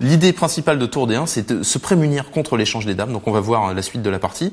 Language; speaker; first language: French; native; French